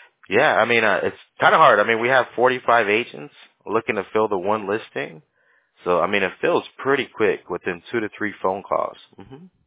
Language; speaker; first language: English; early bilingual, other home language; Spanish